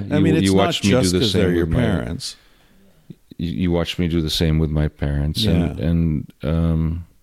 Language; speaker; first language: English; early bilingual, other home language; Russian